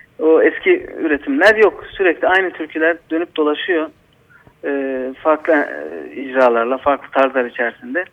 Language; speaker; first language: Turkish; native; Turkish